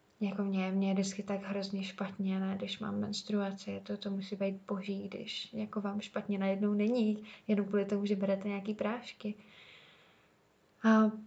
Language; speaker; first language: Czech; native; Czech